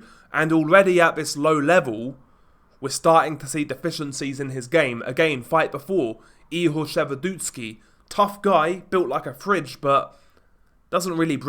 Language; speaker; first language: English; native; English